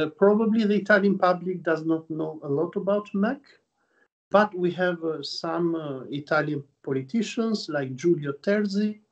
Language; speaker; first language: English; non-native, fluent; Albanian